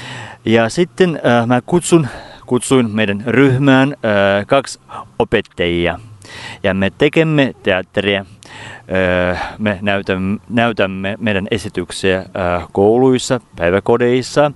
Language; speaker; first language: Finnish; non-native, fluent; Russian